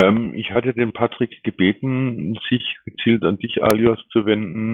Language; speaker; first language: German; native; German